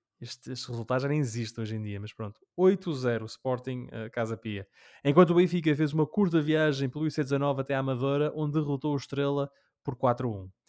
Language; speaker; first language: Portuguese; early bilingual, heritage; Portuguese